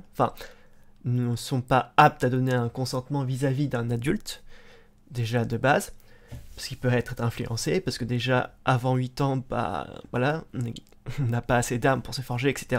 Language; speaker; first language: French; native; French